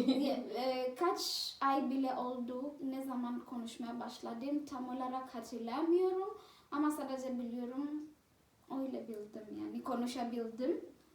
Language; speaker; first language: Turkish; non-native, fluent; Swahili